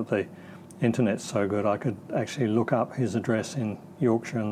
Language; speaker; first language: English; native; English